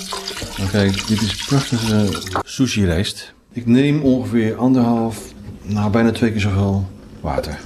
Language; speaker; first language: Dutch; native; Dutch